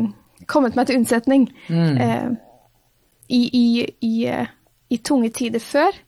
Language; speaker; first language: Norwegian; native; Norwegian